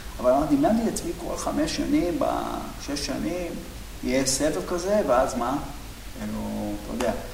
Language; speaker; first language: Hebrew; native; Hebrew